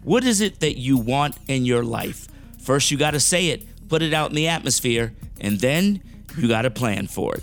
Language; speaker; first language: English; native; English